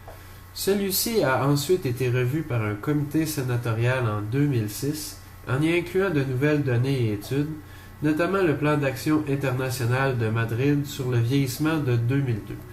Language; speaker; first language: French; native; French